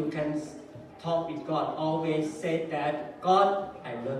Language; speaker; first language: English; non-native, learner; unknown